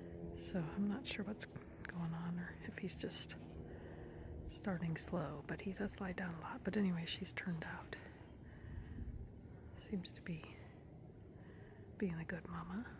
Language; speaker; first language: English; native; English